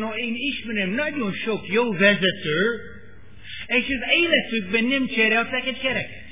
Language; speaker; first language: Hungarian; non-native, fluent; English